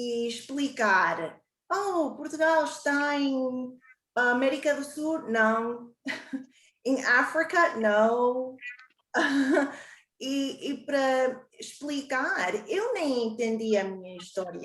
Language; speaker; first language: Portuguese; early bilingual, heritage; Portuguese